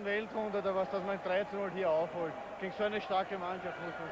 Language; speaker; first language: German; native; German